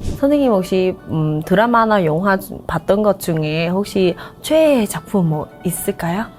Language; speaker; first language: Korean; non-native, fluent; Vietnamese